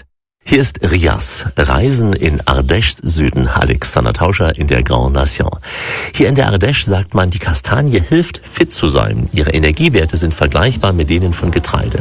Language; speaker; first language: German; native; German